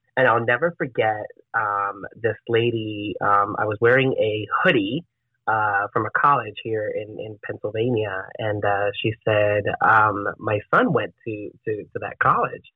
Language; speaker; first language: English; non-native, fluent; Spanish